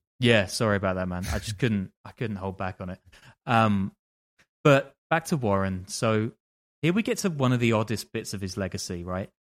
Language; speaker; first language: English; native; English